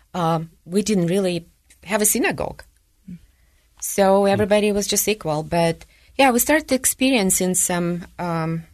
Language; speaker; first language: English; non-native, fluent; Ukrainian